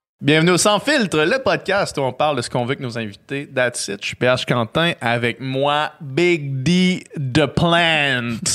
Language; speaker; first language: French; native; French